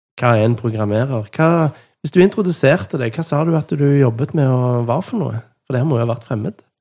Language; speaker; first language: Norwegian; native; Norwegian